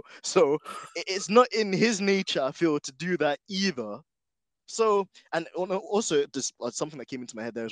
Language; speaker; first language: English; native; English